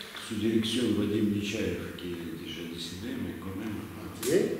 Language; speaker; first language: French; non-native, learner; Russian